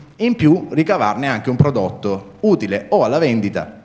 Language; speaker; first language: Italian; native; Italian